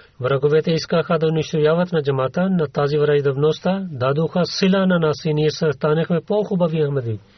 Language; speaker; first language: Bulgarian; non-native, learner; Urdu